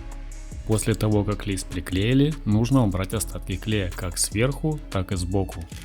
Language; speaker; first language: Russian; native; Russian